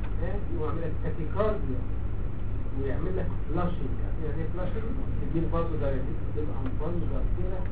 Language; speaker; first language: Arabic; native; Arabic